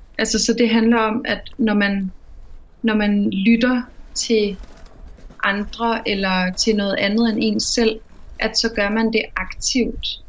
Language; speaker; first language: Danish; native; Danish